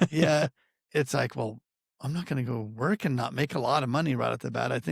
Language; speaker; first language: English; native; English